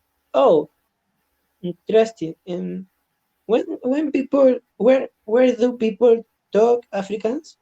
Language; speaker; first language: English; non-native, learner; Spanish